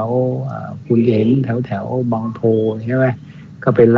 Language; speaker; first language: Thai; native; Thai